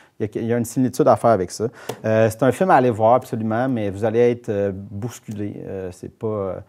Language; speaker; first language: French; native; French